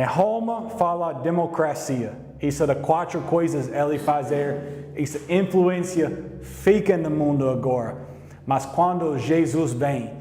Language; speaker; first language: Portuguese; non-native, learner; English